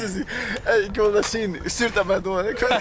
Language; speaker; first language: Dutch; native; Dutch